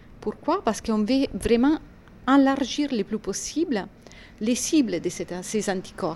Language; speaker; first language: French; non-native, fluent; Italian